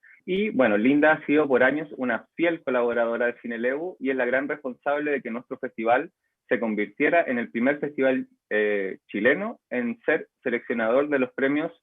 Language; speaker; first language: Spanish; native; Spanish